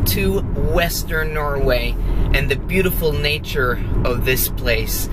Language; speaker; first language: English; non-native, fluent; Norwegian